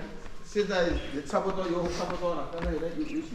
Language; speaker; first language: Chinese; native; Chinese